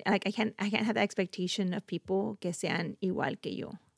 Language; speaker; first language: English; early bilingual, other home language; Spanish